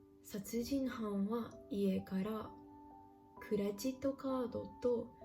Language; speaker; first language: Japanese; non-native, learner; English